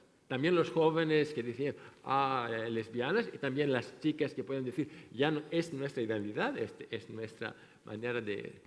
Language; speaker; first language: Spanish; non-native, fluent; French